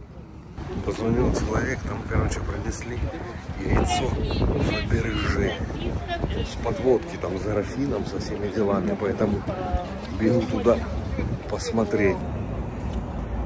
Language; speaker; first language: Russian; native; Russian